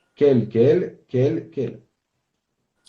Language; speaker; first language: Portuguese; non-native, fluent; French